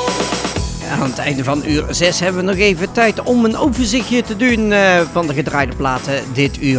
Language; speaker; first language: Dutch; native; Dutch